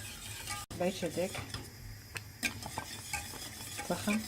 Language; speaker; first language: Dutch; non-native, learner; Arabic